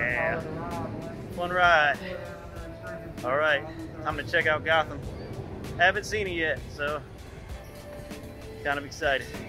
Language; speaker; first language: English; native; English